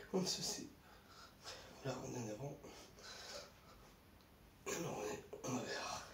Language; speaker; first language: French; non-native, fluent; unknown